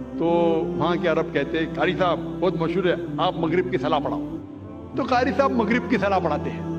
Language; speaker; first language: Urdu; non-native, local second language; Konkani